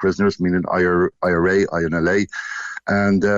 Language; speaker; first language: English; native; English